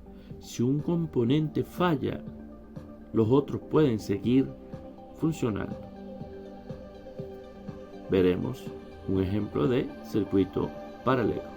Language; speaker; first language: Spanish; native; Spanish